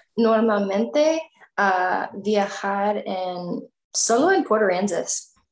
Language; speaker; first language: Spanish; non-native, learner; English